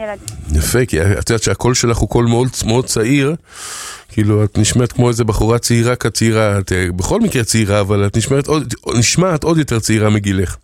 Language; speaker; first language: Hebrew; native; Hebrew